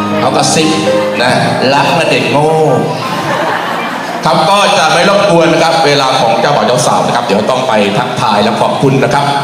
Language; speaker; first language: Thai; native; Thai